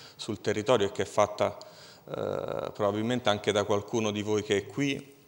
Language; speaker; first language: Italian; native; Italian